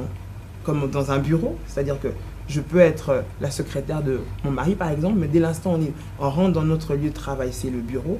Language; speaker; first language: French; non-native, local second language; Lingala